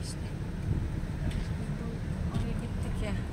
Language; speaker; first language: Turkish; non-native, learner; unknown